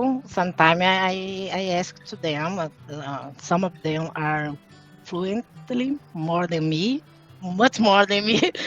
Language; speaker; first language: English; non-native, learner; Portuguese